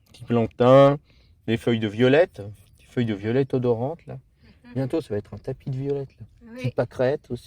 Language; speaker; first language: French; native; French